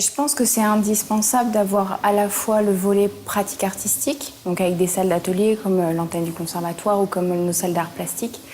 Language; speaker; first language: French; native; French